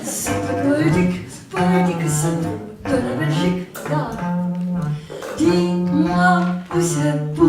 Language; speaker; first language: French; native; French